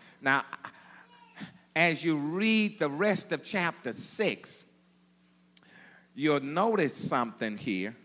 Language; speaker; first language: English; native; English